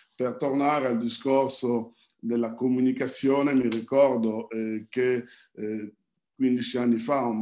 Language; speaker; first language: Italian; non-native, fluent; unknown